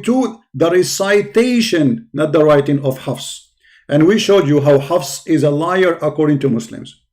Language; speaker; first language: English; non-native, fluent; Arabic